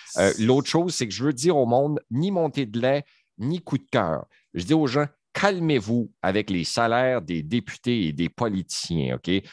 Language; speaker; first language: French; native; French